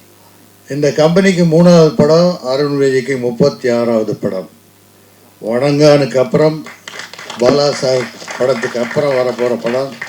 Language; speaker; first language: Tamil; native; Tamil